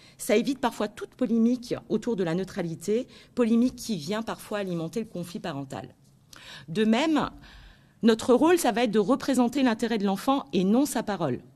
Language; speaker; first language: French; native; French